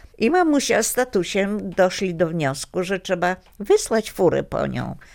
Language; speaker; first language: Polish; native; Polish